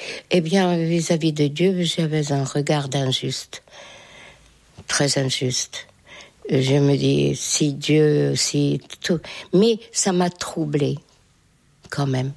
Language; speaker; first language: French; non-native, fluent; Hungarian